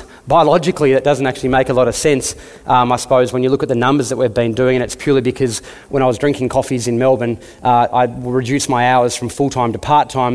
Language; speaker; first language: English; native; English